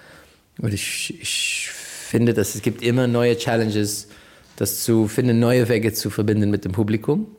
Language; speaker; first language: German; non-native, fluent; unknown